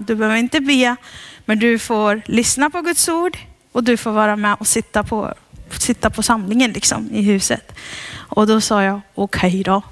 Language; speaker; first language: Swedish; early bilingual, heritage; Swedish